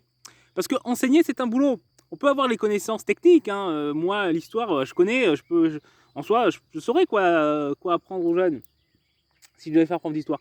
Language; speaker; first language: French; native; French